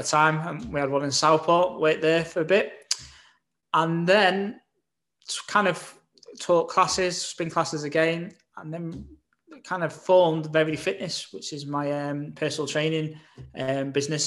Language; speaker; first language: English; native; English